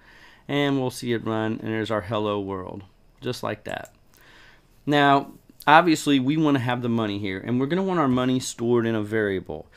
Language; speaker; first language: English; native; English